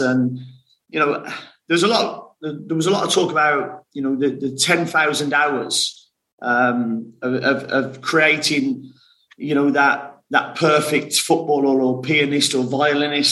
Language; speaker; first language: English; native; English